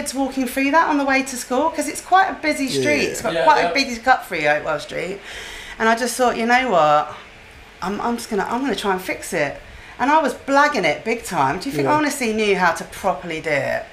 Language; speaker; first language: English; native; English